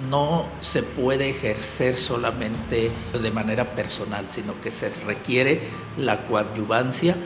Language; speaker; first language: Spanish; native; Spanish